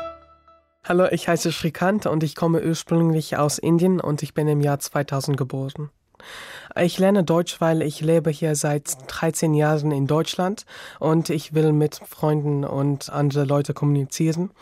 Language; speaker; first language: German; early bilingual, other home language; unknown